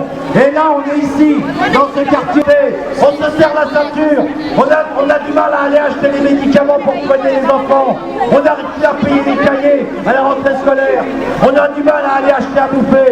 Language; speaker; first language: French; native; French